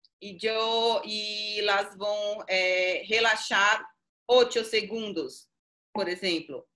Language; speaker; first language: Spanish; non-native, learner; Portuguese